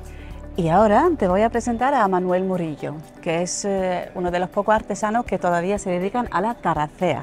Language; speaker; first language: Spanish; native; Spanish